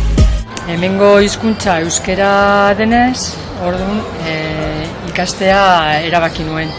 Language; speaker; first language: Basque; non-native, learner; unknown